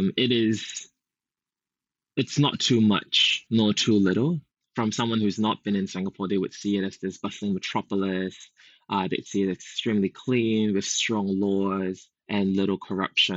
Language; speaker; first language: English; native; English